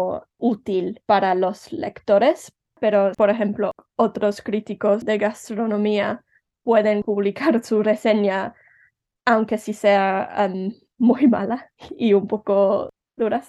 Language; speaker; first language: Spanish; early bilingual, heritage; Spanish